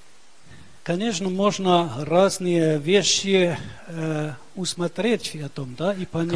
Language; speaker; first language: Russian; early bilingual, heritage; Russian